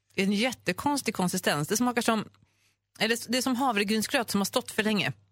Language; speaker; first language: Swedish; native; Swedish